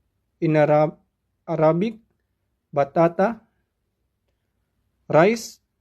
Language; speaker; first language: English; non-native, local second language; Filipino